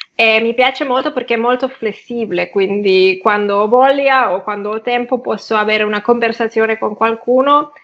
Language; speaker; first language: Italian; non-native, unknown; Catalan